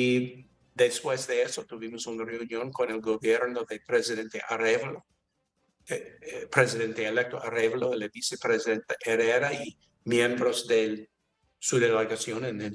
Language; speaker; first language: Spanish; non-native, learner; English